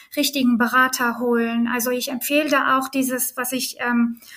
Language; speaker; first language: German; non-native, fluent; Armenian